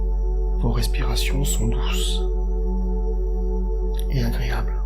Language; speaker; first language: French; native; French